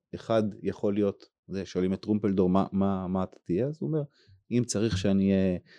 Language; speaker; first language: Hebrew; native; Hebrew